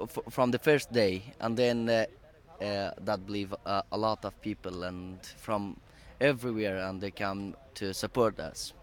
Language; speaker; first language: English; non-native, learner; Persian